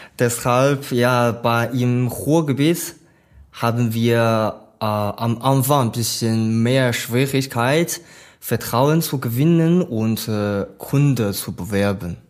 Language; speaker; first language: German; non-native, learner; Chinese